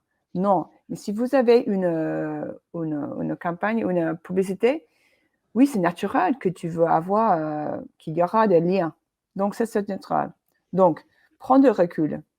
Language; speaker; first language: French; non-native, fluent; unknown